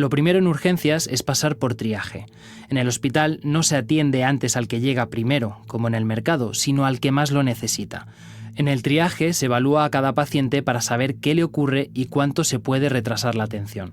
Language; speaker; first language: Spanish; native; Spanish